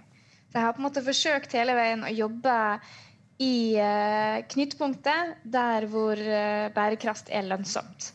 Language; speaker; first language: Norwegian; native; Norwegian